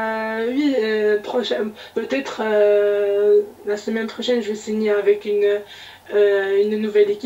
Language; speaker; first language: French; non-native, local second language; Arabic